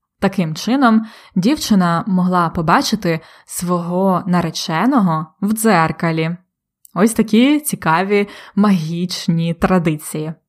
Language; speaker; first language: Ukrainian; native; Ukrainian